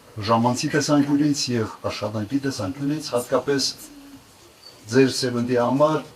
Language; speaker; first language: Armenian; native; Armenian